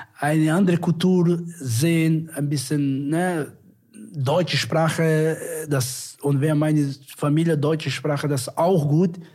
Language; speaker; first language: German; non-native, learner; Portuguese